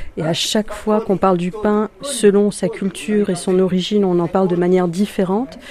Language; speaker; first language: French; native; French